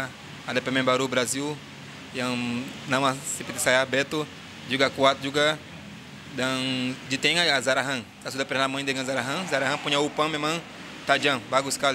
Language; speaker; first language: Indonesian; non-native, fluent; Portuguese